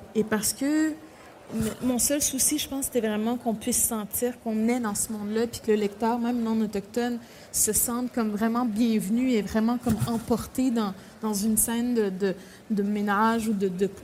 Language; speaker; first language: French; native; French